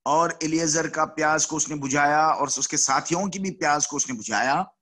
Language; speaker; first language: Hindi; non-native, local second language; Telugu